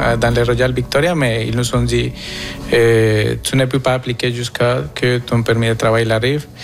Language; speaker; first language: French; non-native, fluent; Spanish